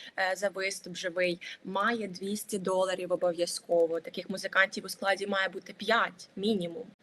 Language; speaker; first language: Ukrainian; native; Ukrainian